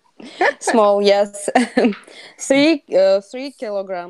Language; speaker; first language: English; non-native, learner; Russian